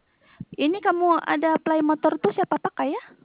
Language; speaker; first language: Indonesian; non-native, local second language; Malay